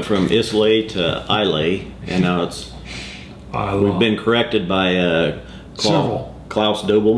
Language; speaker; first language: English; native; English